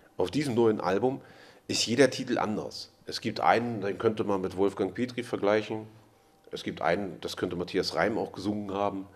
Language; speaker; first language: German; native; German